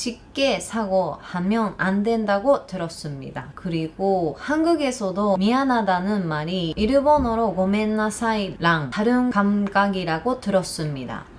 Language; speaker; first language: Korean; non-native, learner; Japanese